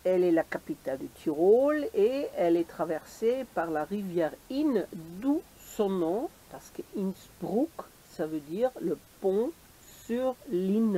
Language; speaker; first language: French; native; French